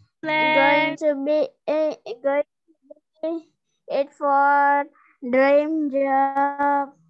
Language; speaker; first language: English; non-native, learner; Indonesian